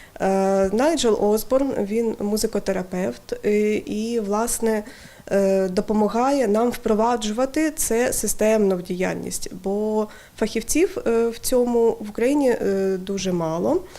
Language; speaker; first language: Ukrainian; native; Ukrainian